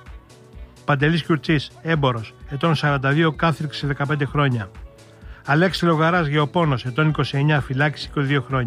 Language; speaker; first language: Greek; native; Greek